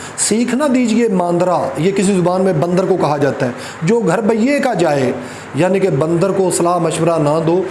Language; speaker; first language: Urdu; non-native, local second language; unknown